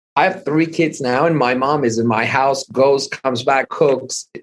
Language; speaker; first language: English; non-native, fluent; Armenian